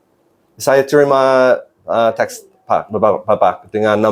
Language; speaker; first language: Indonesian; non-native, learner; English